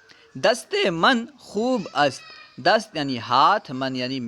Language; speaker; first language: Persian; non-native, fluent; Urdu